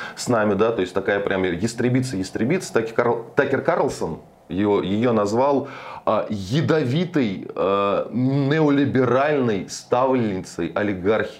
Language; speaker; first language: Russian; native; Russian